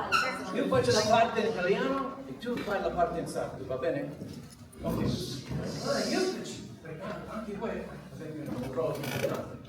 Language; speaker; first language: Italian; non-native, learner; English